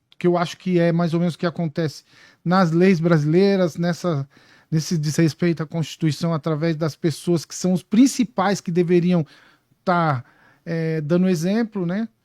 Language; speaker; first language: Portuguese; native; Portuguese